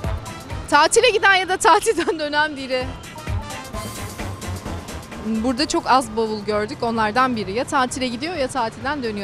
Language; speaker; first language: Turkish; native; Turkish